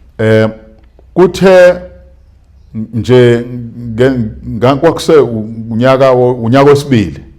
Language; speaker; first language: Zulu; native; Zulu